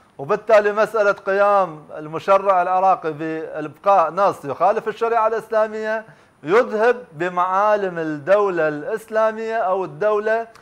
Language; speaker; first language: Arabic; native; Arabic